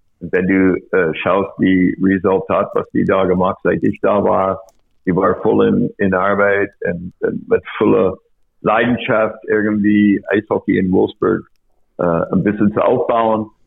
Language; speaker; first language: German; non-native, learner; English